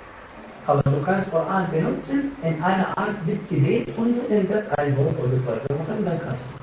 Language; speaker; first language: German; non-native, fluent; Arabic